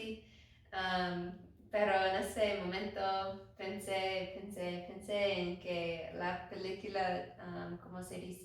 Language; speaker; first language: Spanish; non-native, learner; English